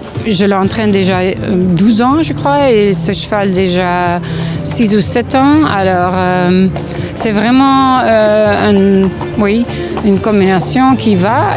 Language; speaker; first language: French; non-native, local second language; Dutch